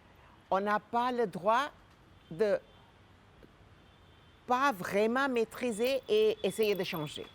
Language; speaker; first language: French; non-native, fluent; Gujarati